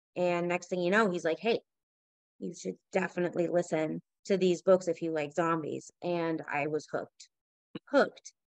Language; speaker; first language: English; native; English